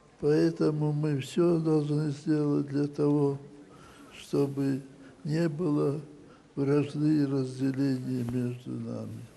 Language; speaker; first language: Russian; non-native, local second language; Georgian